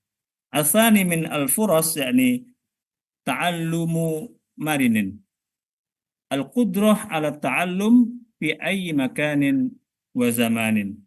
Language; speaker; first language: Arabic; non-native, fluent; Indonesian